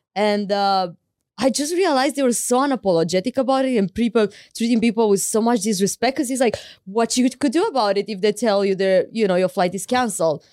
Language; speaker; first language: English; non-native, fluent; Romanian